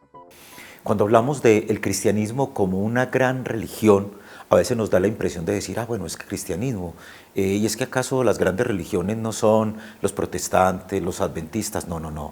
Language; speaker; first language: Spanish; native; Spanish